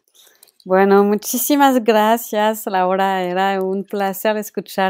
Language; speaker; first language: Spanish; non-native, local second language; French